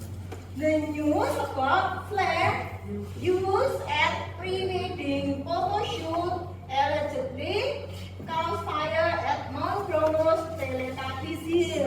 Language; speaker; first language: English; non-native, fluent; Indonesian